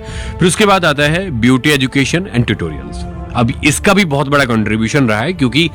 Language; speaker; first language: Hindi; native; Hindi